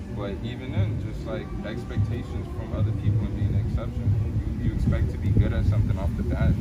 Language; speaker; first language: English; native; English